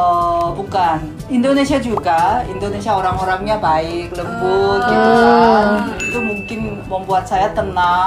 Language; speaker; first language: Indonesian; non-native, fluent; Korean